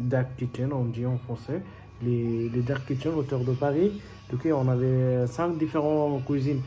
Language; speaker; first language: French; non-native, learner; Bangla